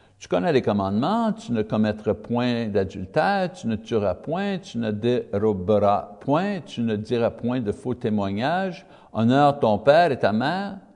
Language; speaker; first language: French; native; French